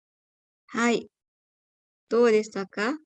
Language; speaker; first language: Japanese; non-native, fluent; Indonesian